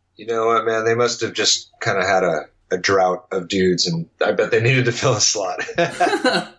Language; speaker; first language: English; native; English